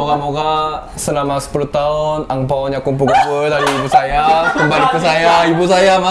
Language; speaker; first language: Indonesian; non-native, fluent; Korean